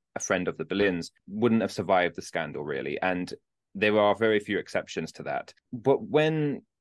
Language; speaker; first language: English; native; English